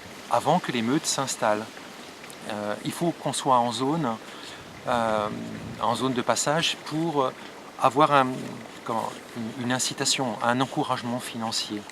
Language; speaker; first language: French; native; French